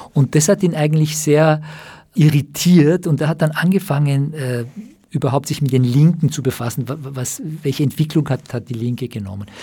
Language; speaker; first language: German; early bilingual, other home language; Persian